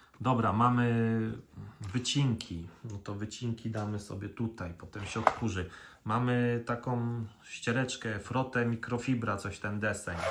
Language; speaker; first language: Polish; native; Polish